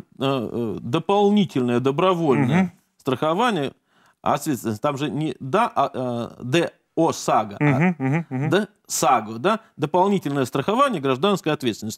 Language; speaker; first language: Russian; native; Russian